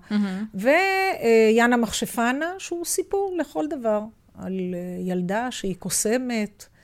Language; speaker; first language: Hebrew; native; Hebrew